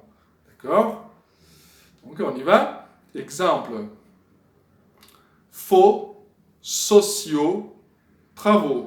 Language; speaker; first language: French; non-native, fluent; Portuguese